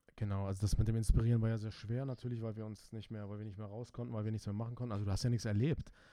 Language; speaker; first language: German; early bilingual, other home language; Turkish